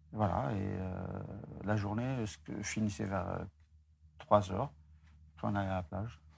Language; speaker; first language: French; non-native, local second language; Arabic